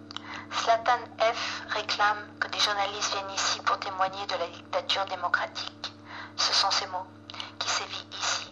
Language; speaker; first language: French; native; French